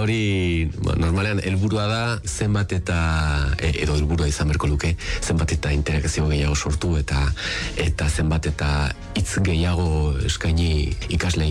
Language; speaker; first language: Basque; native; Basque